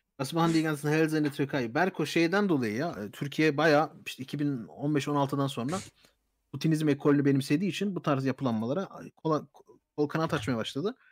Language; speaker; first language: Turkish; early bilingual, heritage; Turkish